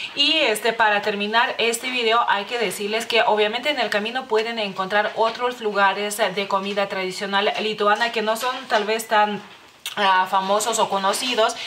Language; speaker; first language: Spanish; non-native, fluent; Lithuanian